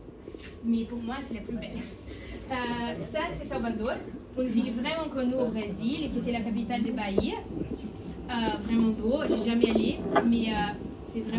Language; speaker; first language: French; non-native, learner; Portuguese